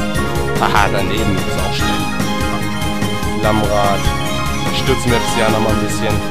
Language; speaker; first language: German; native; German